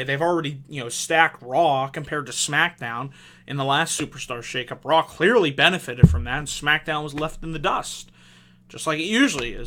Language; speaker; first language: English; native; English